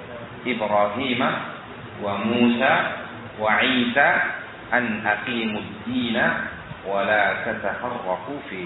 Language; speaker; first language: Arabic; non-native, fluent; Indonesian